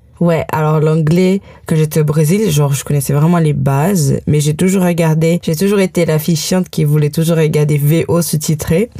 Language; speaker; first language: French; early bilingual, heritage; French